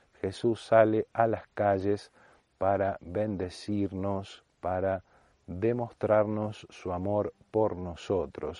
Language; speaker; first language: Spanish; native; Spanish